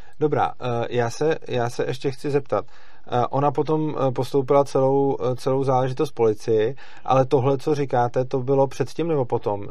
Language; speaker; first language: Czech; native; Czech